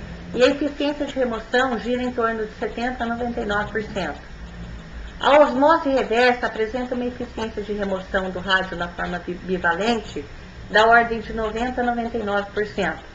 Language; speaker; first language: Portuguese; native; Portuguese